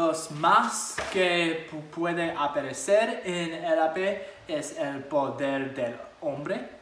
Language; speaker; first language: Spanish; non-native, learner; English